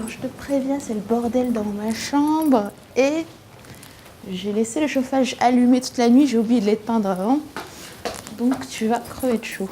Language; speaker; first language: French; non-native, local second language; Arabic